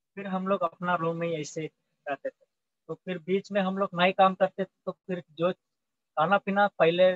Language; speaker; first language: Hindi; native; Hindi